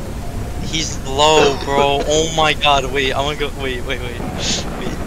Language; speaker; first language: English; native; English